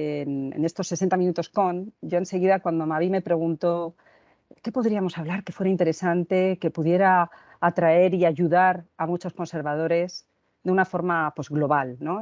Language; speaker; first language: Spanish; native; Spanish